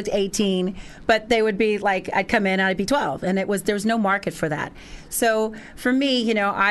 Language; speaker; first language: English; native; English